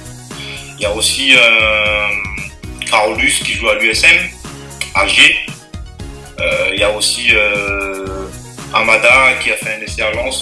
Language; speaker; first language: French; non-native, local second language; Malagasy